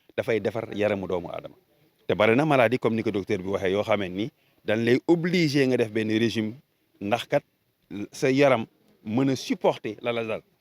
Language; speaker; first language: Wolof; native; Wolof